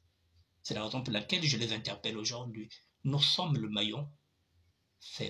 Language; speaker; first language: French; non-native, local second language; Lingala